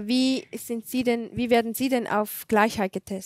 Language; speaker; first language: German; non-native, fluent; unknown